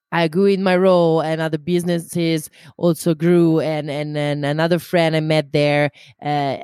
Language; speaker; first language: English; non-native, fluent; Italian